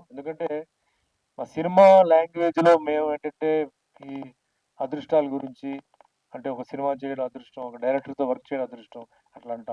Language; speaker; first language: Telugu; native; Telugu